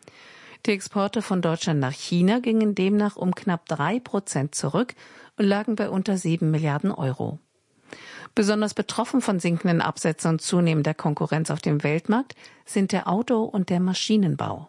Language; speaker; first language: German; native; German